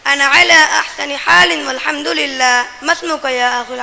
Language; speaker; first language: Arabic; non-native, learner; Urdu